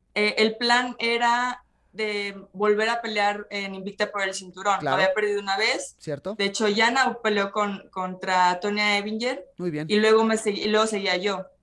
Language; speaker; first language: Spanish; native; Spanish